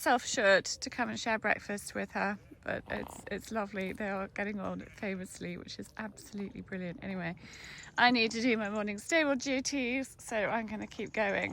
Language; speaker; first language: English; native; English